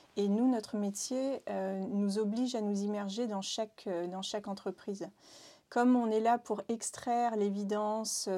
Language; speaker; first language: French; native; French